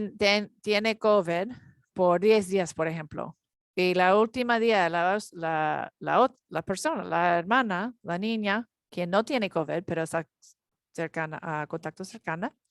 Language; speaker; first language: Spanish; non-native, learner; English